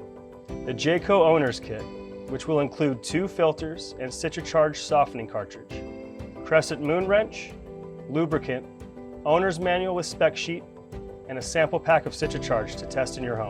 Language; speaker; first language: English; native; English